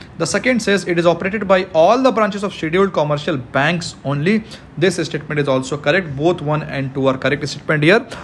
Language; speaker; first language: English; non-native, local second language; Hindi